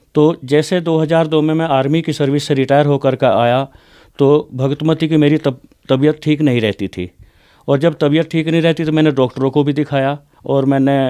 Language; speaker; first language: Hindi; native; Hindi